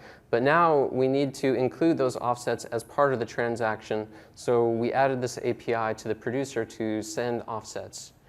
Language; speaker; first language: English; native; English